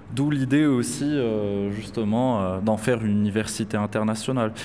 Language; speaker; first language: French; non-native, local second language; Arabic